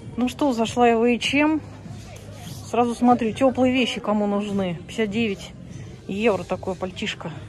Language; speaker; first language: Russian; native; Russian